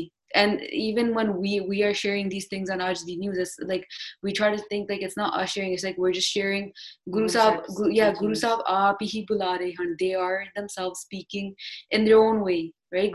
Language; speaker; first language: English; non-native, local second language; Punjabi